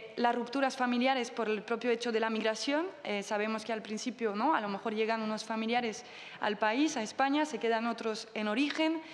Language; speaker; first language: Spanish; non-native, fluent; French